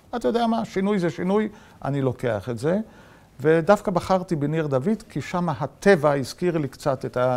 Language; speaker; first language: Hebrew; early bilingual, other home language; Yiddish